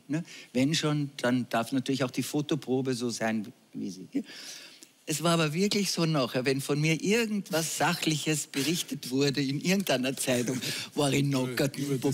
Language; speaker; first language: German; native; German